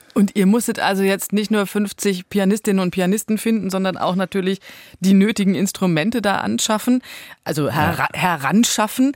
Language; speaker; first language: German; native; German